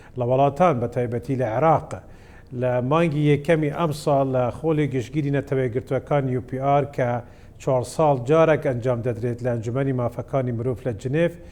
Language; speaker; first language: Central Kurdish; non-native, local second language; Kurdish